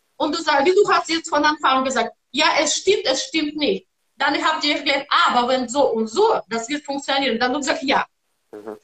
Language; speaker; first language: German; non-native, learner; Russian